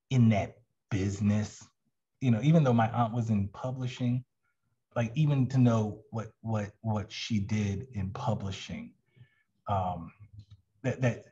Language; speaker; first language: English; native; English